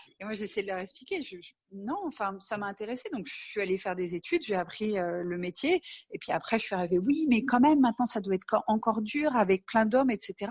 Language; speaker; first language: French; native; French